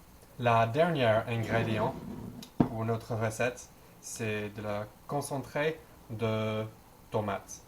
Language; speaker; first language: French; non-native, learner; English